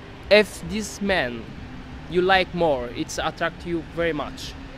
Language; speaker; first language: English; non-native, learner; Arabic